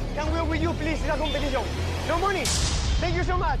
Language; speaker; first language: English; non-native, learner; Spanish